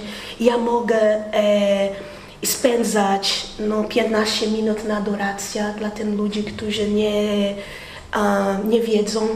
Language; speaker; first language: Polish; non-native, learner; Portuguese